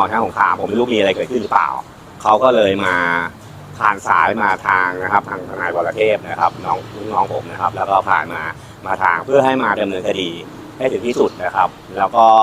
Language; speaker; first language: Thai; native; Thai